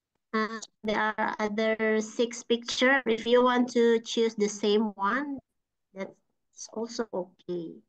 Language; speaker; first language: English; non-native, fluent; Indonesian